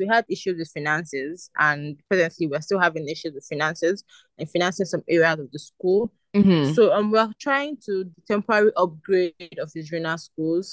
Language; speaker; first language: English; non-native, local second language; Igbo